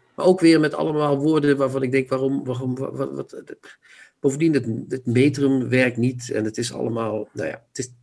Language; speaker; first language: Dutch; non-native, local second language; Limburgish